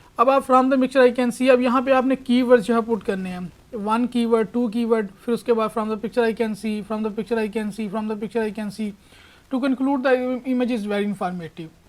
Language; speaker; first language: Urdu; non-native, local second language; Punjabi